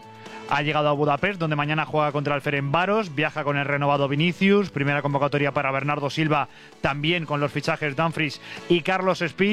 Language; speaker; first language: Spanish; native; Spanish